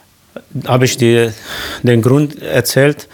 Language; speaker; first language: German; non-native, learner; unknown